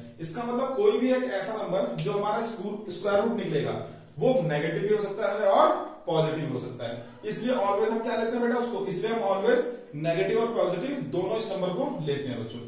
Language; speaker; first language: Hindi; native; Hindi